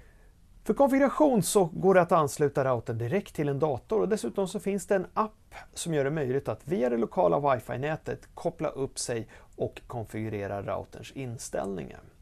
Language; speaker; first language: Swedish; native; Swedish